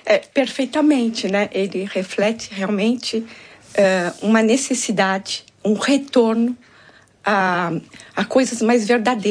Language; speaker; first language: Portuguese; non-native, fluent; French